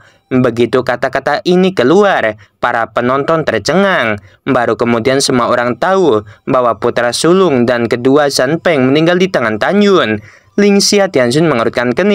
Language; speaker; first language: Indonesian; native; Indonesian